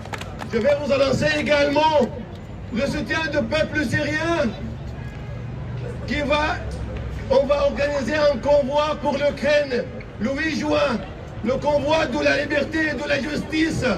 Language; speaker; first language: French; non-native, fluent; Arabic